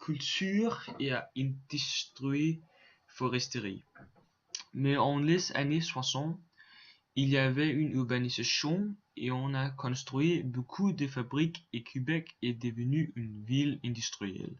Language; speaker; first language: French; non-native, learner; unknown